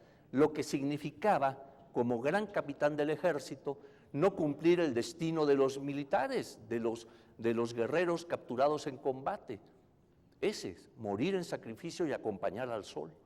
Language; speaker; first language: Spanish; native; Spanish